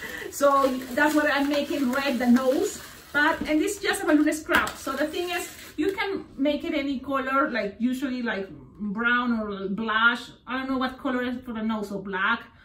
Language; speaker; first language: English; non-native, fluent; Spanish